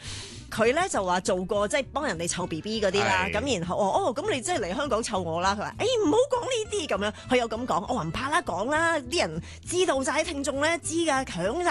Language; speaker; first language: Cantonese; native; Cantonese